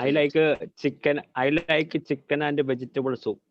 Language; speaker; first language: English; non-native, learner; Malayalam